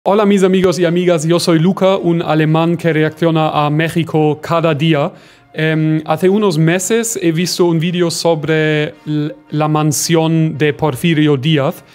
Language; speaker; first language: Spanish; non-native, fluent; German